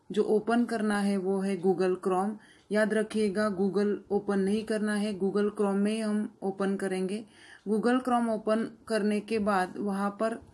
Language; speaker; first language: Hindi; non-native, local second language; Marathi